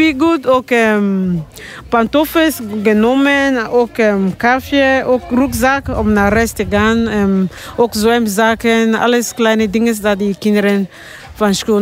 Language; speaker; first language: Dutch; non-native, learner; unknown